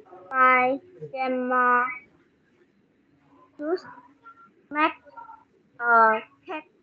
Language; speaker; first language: English; non-native, learner; Vietnamese